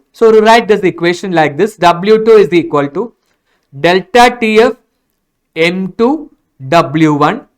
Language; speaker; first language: English; non-native, local second language; Malayalam